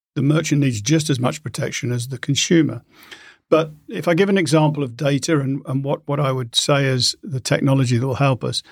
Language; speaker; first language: English; native; English